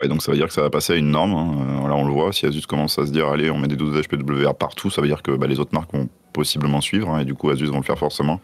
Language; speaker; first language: French; native; French